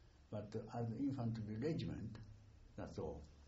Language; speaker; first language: English; non-native, fluent; Japanese